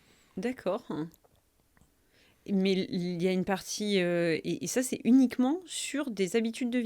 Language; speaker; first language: French; native; French